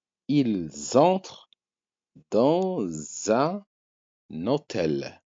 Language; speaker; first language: French; non-native, fluent; Arabic